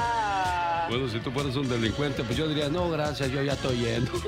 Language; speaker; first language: Spanish; native; Spanish